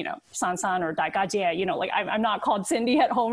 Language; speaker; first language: English; early bilingual, other home language; Cantonese